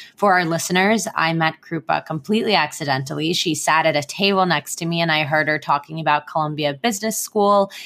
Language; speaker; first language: English; non-native, fluent; Hebrew